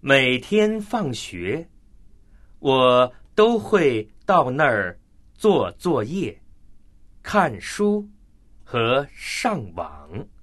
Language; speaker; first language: Chinese; non-native, learner; English